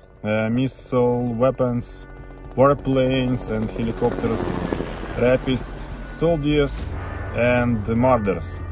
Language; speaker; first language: English; non-native, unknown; Ukrainian